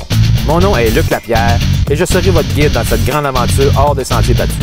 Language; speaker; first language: French; native; French